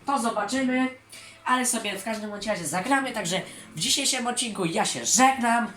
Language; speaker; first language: Polish; native; Polish